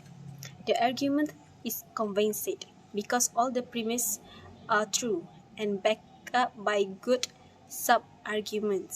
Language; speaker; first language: English; non-native, fluent; Malay